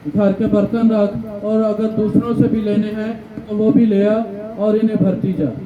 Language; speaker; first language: Urdu; non-native, local second language; Punjabi